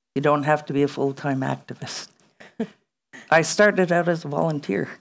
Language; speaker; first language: English; native; English